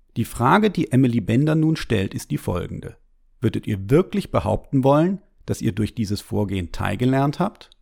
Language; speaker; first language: German; native; German